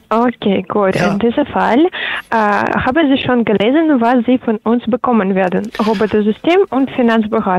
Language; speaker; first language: German; non-native, learner; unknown